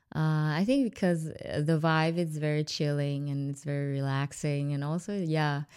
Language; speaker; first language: English; non-native, fluent; Vietnamese